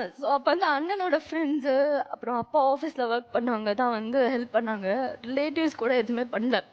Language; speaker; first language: Tamil; native; Tamil